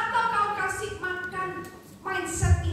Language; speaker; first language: Indonesian; native; Indonesian